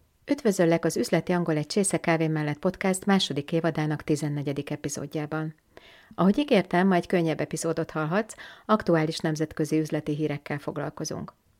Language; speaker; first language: Hungarian; native; Hungarian